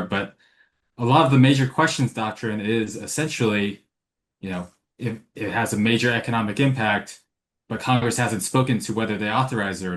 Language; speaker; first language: English; native; English